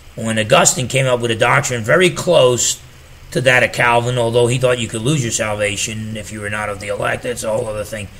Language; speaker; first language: English; native; English